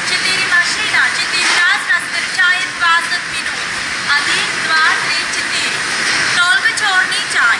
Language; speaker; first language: Russian; non-native, learner; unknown